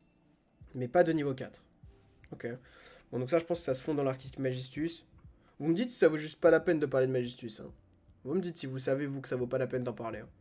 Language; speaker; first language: French; native; French